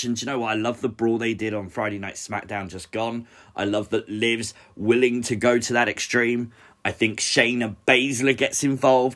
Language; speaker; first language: English; native; English